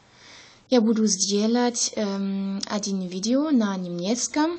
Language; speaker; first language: Russian; non-native, learner; German